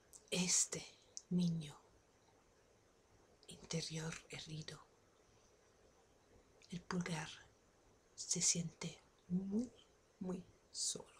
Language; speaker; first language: Spanish; non-native, fluent; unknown